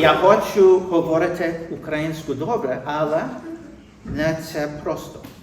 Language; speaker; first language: Ukrainian; non-native, learner; English